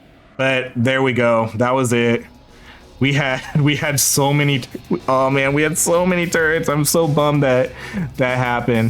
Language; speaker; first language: English; native; English